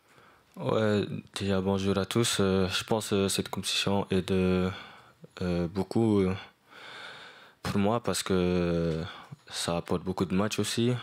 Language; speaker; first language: French; non-native, fluent; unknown